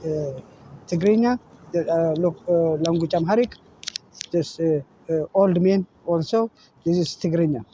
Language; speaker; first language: English; non-native, learner; Tigrinya